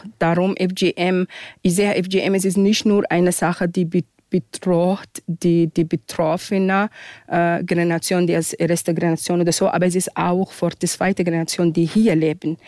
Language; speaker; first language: German; non-native, fluent; Arabic